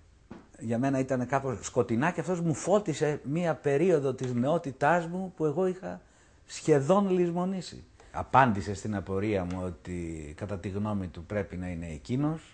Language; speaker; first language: Greek; native; Greek